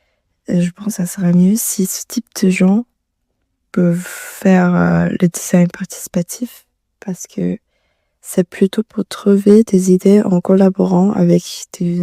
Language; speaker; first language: French; non-native, learner; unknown